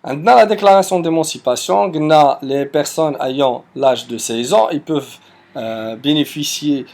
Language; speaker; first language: French; non-native, local second language; Arabic